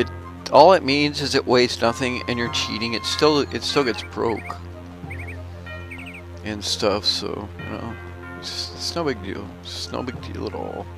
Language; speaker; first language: English; native; English